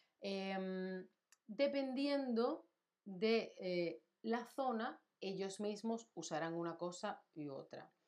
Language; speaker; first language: Spanish; native; Spanish